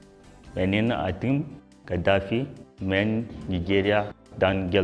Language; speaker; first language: Kyrgyz; non-native, learner; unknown